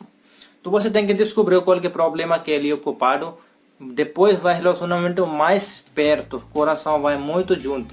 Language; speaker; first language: Portuguese; non-native, learner; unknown